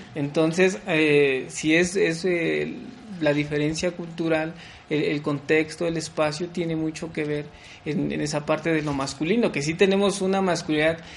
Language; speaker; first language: Spanish; early bilingual, heritage; French